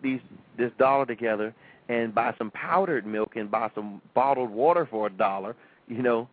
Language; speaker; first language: English; native; English